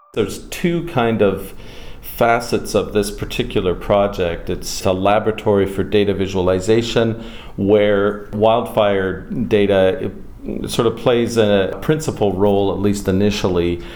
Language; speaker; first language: English; native; English